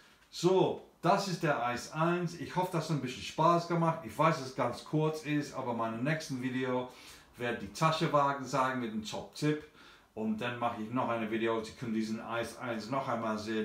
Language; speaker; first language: German; non-native, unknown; English